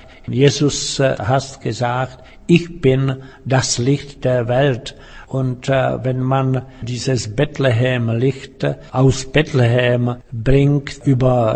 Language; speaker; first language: German; non-native, fluent; Czech